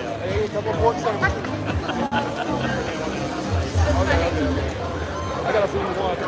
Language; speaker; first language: English; native; English